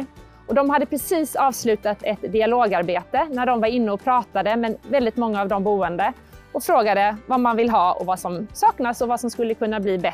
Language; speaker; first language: Swedish; native; Swedish